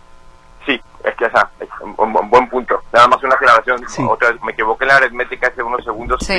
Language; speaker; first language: Spanish; native; Spanish